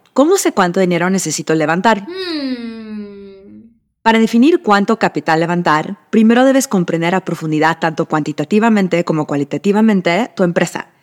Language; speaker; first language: Spanish; native; Spanish